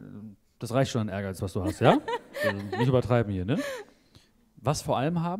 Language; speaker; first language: German; native; German